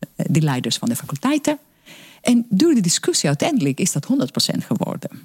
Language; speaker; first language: Dutch; non-native, fluent; Greek